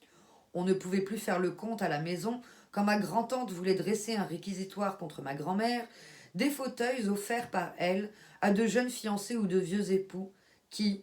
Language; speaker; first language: French; native; French